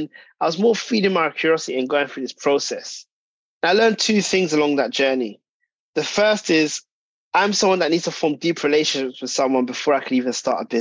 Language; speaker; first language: English; native; English